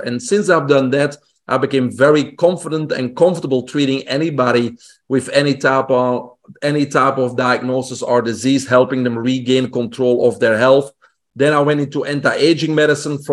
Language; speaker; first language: English; non-native, fluent; Dutch